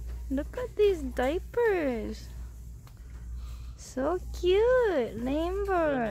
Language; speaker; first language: English; non-native, fluent; Japanese